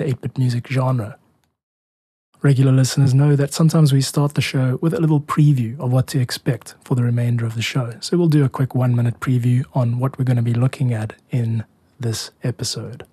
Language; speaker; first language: English; native; English